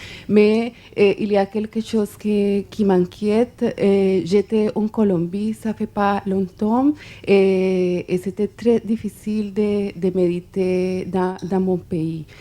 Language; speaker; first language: French; non-native, fluent; Spanish